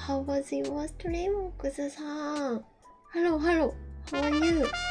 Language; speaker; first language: English; non-native, learner; Japanese